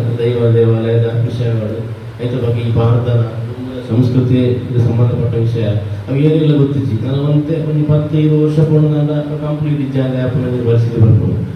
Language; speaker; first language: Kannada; non-native, local second language; Tulu